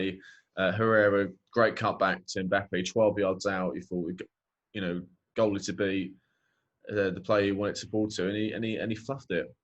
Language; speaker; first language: English; native; English